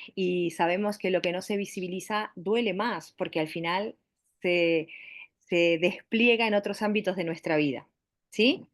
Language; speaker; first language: Spanish; native; Spanish